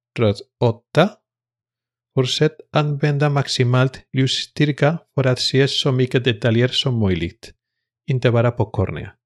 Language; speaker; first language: Swedish; non-native, fluent; Spanish